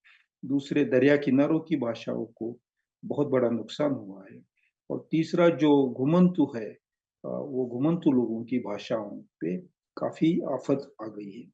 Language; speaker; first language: Hindi; non-native, local second language; Marathi